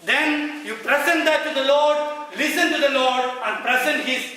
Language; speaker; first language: English; non-native, local second language; Malayalam